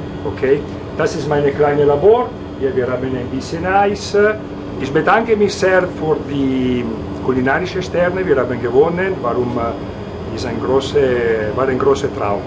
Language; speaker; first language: German; non-native, learner; Italian